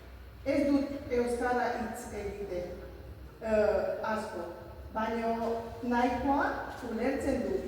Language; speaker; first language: Basque; non-native, learner; Romanian